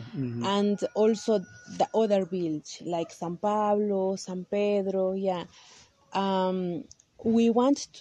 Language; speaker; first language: English; non-native, learner; Kaqchikel